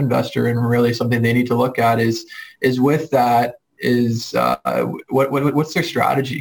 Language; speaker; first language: English; native; English